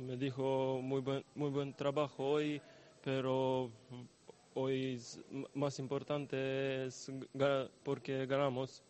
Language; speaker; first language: Spanish; non-native, learner; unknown